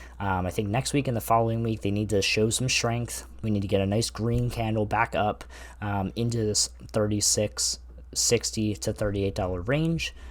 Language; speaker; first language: English; native; English